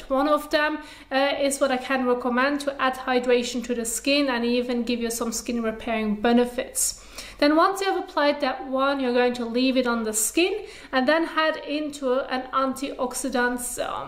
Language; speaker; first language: English; non-native, fluent; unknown